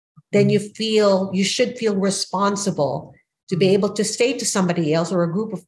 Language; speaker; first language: English; non-native, local second language; Filipino